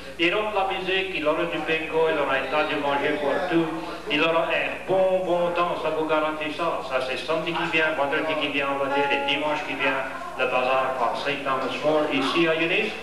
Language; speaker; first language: French; early bilingual, heritage; French